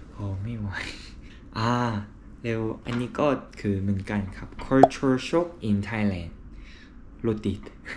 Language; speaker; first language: Thai; non-native, learner; Korean